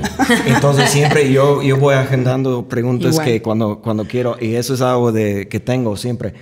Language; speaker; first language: Spanish; non-native, fluent; English